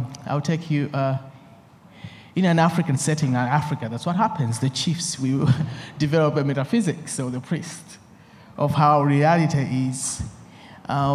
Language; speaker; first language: English; non-native, local second language; Nyanja